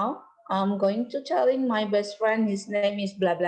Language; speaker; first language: English; non-native, learner; Indonesian